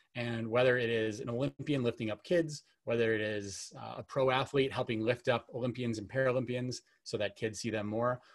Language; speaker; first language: English; native; English